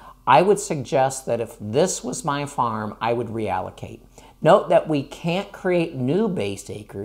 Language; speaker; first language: English; native; English